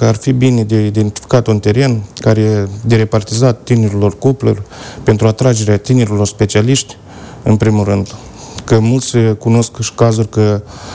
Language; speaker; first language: Romanian; native; Romanian